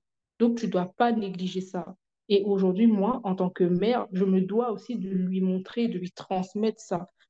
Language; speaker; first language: French; native; French